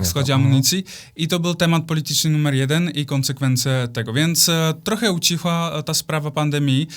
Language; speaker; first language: Polish; non-native, fluent; Czech